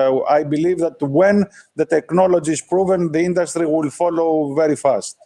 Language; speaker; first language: English; non-native, fluent; Greek